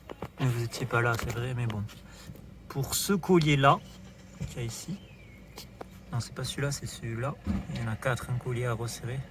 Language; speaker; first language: French; native; French